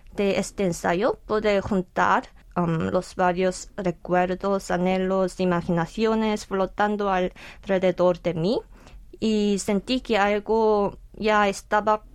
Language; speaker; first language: Spanish; non-native, fluent; Korean